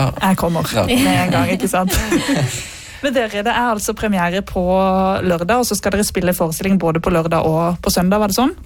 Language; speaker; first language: Norwegian; native; Norwegian